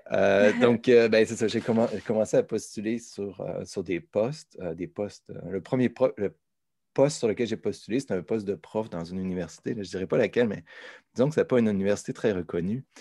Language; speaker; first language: French; native; French